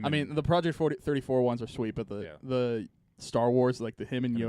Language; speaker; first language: English; native; English